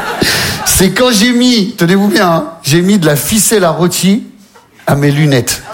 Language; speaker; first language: French; native; French